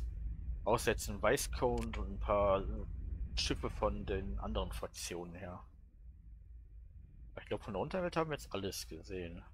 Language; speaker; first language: German; native; German